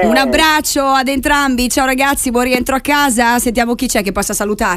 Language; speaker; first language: Italian; native; Italian